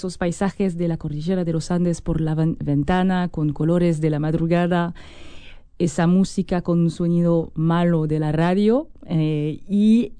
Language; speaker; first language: Spanish; non-native, fluent; French